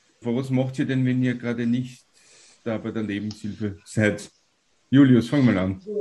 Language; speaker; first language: German; native; German